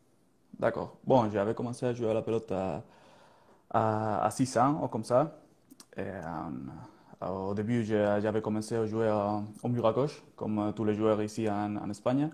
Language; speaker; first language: French; non-native, learner; Spanish